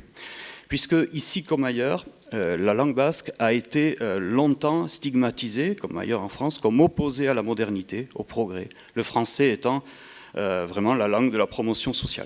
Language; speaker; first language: French; native; French